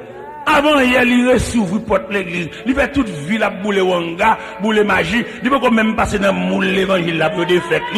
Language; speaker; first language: French; non-native, local second language; Haitian Creole